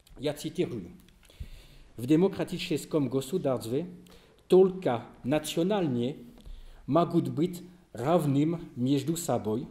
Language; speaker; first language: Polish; non-native, learner; French